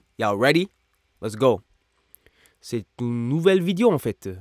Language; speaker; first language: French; non-native, learner; English